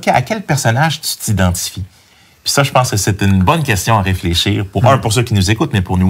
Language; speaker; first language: French; native; French